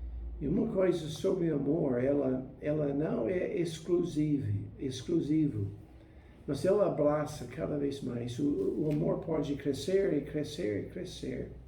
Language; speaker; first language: Portuguese; non-native, fluent; English